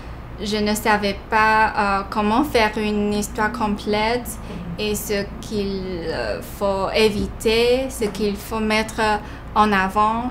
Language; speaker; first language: French; non-native, fluent; Chinese